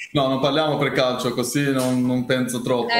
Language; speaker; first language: Italian; non-native, learner; Albanian